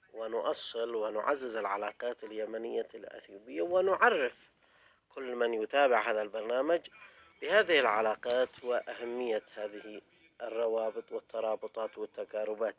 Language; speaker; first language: Arabic; native; Arabic